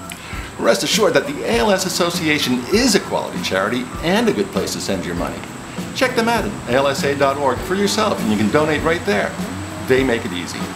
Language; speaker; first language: English; native; English